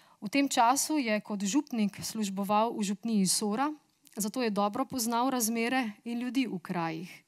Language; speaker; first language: Slovenian; native; Slovenian